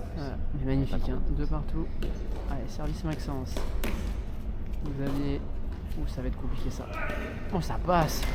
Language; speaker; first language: French; native; French